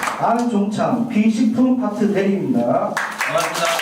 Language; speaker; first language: Korean; native; Korean